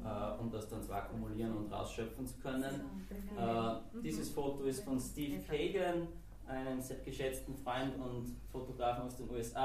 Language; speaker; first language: German; native; German